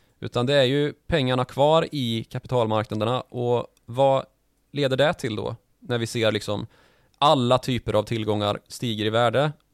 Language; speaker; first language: Swedish; native; Swedish